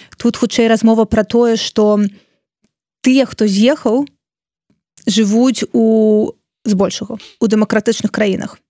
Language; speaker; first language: Belarusian; non-native, local second language; Russian